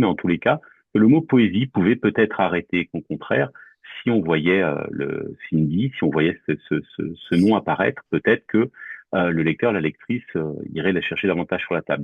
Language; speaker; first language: French; native; French